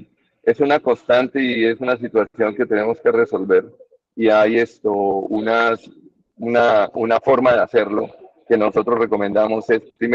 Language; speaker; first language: Spanish; native; Spanish